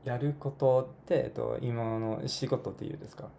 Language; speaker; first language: Japanese; non-native, learner; English